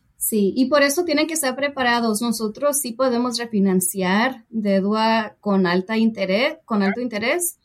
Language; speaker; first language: Spanish; early bilingual, heritage; Spanish